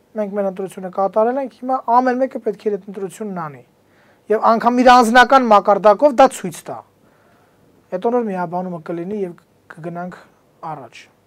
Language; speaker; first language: Armenian; native; Armenian